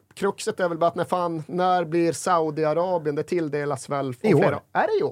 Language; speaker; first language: Swedish; native; Swedish